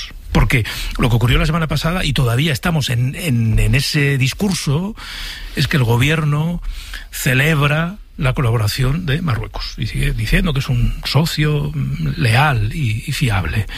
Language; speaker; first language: Spanish; native; Spanish